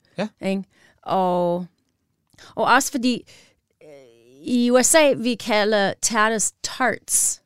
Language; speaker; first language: Danish; non-native, learner; English